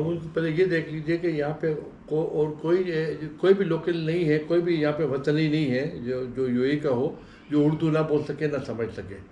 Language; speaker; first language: Hindi; non-native, local second language; Arabic